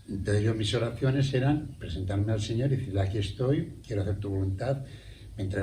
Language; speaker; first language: Spanish; native; Spanish